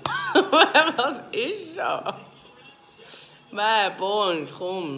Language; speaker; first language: German; native; German